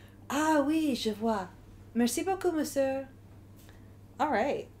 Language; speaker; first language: French; non-native, fluent; English